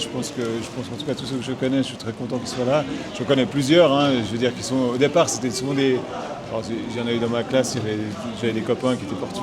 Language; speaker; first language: French; native; French